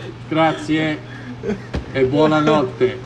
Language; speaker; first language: Italian; non-native, learner; English